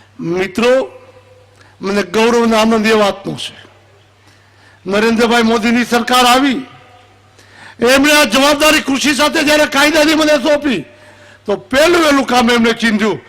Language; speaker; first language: Gujarati; native; Gujarati